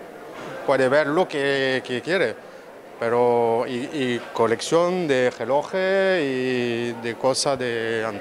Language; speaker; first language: Spanish; non-native, learner; French